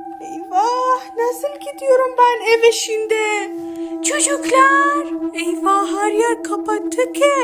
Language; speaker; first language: Turkish; non-native, fluent; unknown